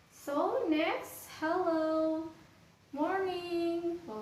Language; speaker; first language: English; non-native, fluent; Indonesian